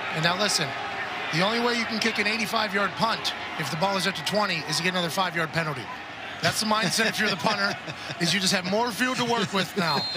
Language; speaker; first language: English; native; English